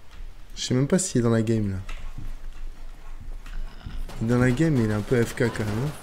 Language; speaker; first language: French; native; French